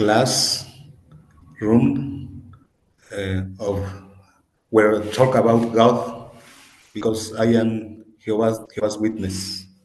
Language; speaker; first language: English; non-native, learner; Spanish